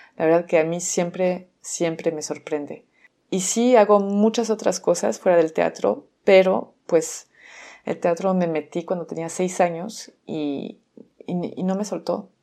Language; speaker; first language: Spanish; non-native, fluent; French